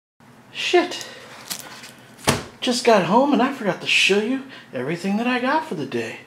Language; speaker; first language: English; native; English